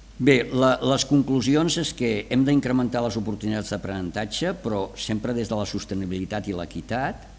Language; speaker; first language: Catalan; native; Catalan